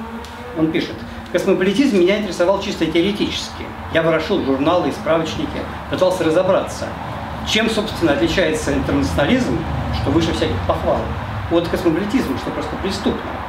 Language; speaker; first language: Russian; native; Russian